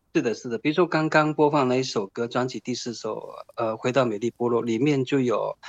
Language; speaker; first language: Chinese; non-native, local second language; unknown